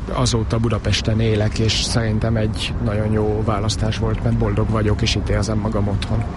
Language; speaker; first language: Hungarian; early bilingual, heritage; Hungarian